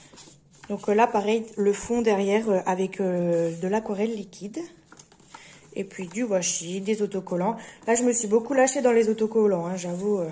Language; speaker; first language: French; native; French